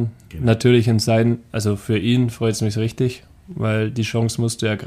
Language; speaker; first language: German; native; German